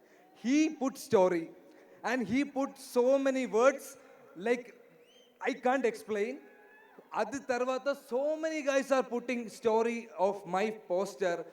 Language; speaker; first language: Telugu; non-native, learner; Malayalam